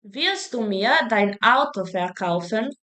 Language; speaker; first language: German; non-native, fluent; Serbian